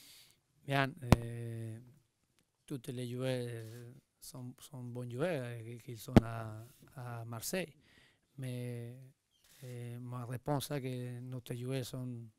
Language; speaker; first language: French; non-native, learner; Spanish